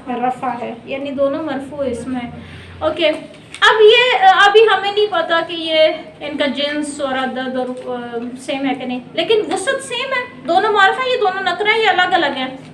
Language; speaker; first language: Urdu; native; Urdu